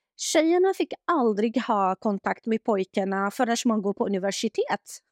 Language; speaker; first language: Swedish; non-native, fluent; Arabic